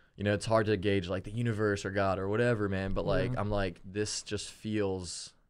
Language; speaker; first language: English; early bilingual, other home language; German